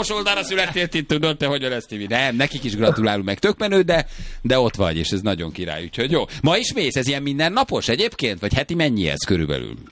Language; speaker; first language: Hungarian; native; Hungarian